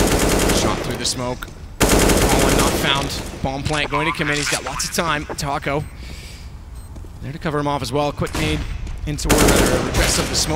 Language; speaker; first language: English; native; English